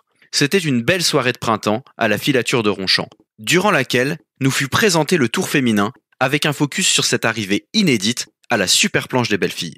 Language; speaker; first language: French; native; French